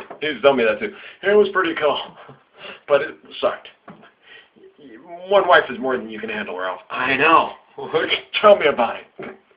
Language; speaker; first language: English; native; English